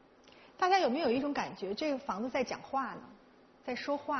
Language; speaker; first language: Chinese; native; Chinese